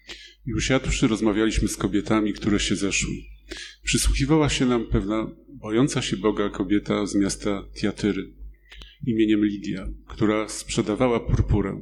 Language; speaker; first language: Polish; native; Polish